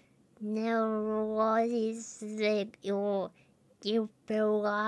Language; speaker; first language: Korean; non-native, learner; Japanese